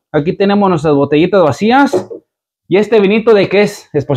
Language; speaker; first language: Spanish; native; Spanish